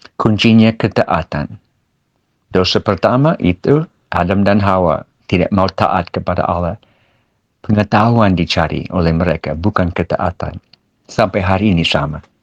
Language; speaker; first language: Malay; non-native, fluent; English